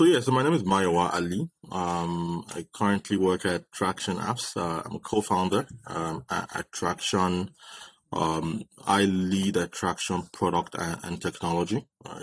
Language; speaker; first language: English; non-native, local second language; Yoruba